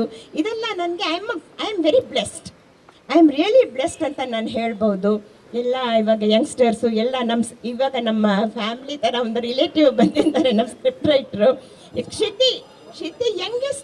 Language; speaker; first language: Kannada; non-native, local second language; Malayalam